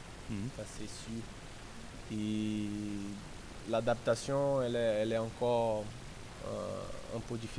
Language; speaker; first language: French; non-native, learner; Portuguese